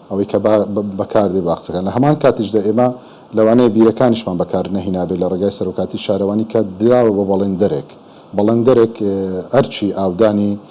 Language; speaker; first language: Central Kurdish; native; Central Kurdish